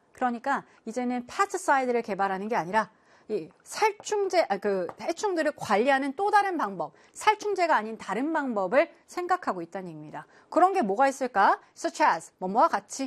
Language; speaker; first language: Korean; native; Korean